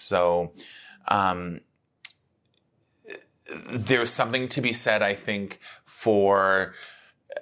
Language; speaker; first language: English; native; English